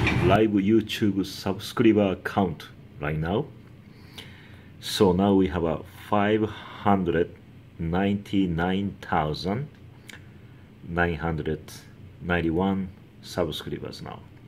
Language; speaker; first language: English; non-native, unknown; Japanese